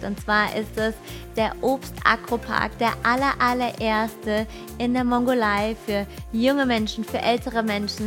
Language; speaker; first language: German; native; German